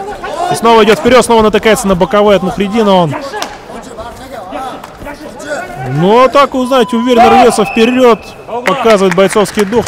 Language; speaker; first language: Russian; native; Russian